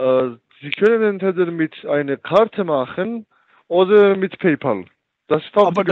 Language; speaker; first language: German; non-native, learner; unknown